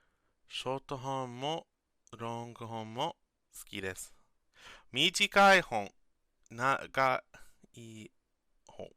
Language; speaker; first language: Japanese; non-native, learner; English